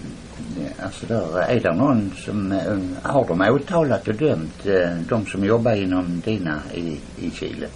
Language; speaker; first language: Swedish; non-native, fluent; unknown